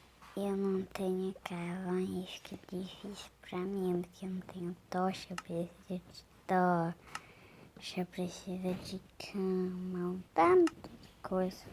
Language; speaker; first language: Portuguese; native; Portuguese